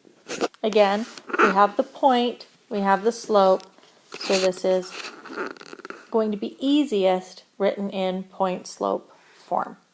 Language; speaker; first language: English; native; English